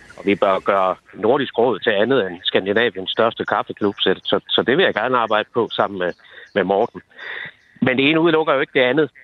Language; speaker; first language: Danish; native; Danish